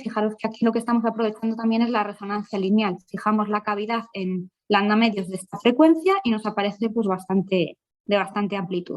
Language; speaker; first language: Spanish; native; Spanish